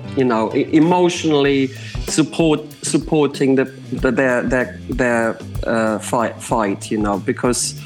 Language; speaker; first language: English; non-native, fluent; Croatian